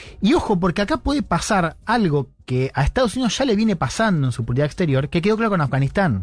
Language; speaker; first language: Spanish; native; Spanish